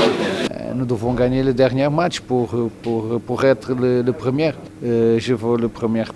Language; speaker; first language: French; non-native, learner; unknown